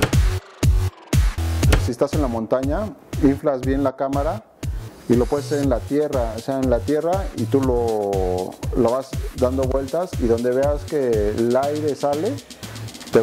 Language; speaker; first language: Spanish; native; Spanish